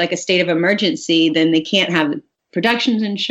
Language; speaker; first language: English; native; English